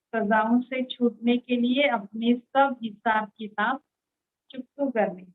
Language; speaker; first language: Hindi; non-native, local second language; Marathi